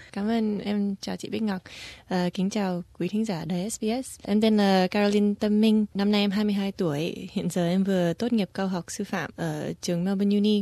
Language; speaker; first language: Vietnamese; early bilingual, heritage; Vietnamese